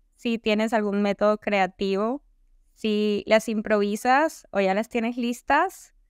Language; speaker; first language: Spanish; native; Spanish